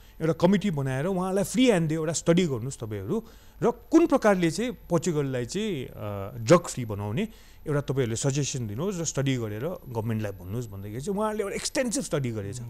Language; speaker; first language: Nepali; native; Nepali